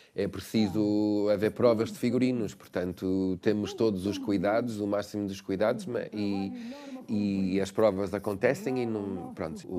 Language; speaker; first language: Portuguese; non-native, fluent; English